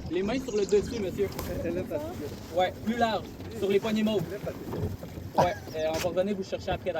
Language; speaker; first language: French; native; French